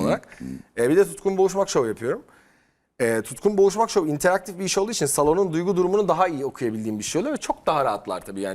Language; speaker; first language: Turkish; native; Turkish